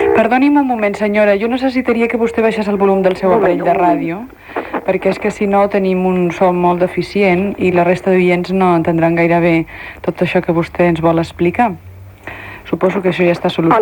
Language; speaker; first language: Catalan; native; Catalan